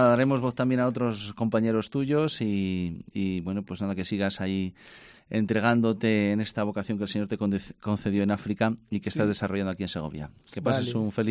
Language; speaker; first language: Spanish; native; Spanish